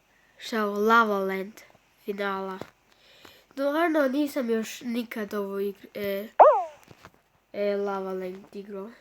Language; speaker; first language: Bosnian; early bilingual, heritage; Bosnian